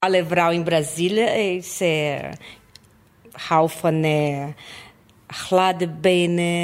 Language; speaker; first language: Dutch; non-native, learner; Portuguese